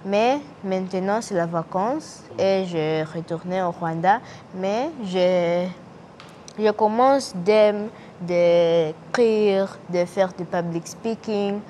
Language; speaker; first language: French; non-native, learner; English